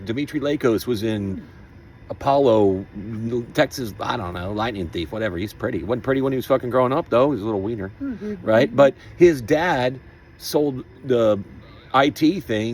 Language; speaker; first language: English; native; English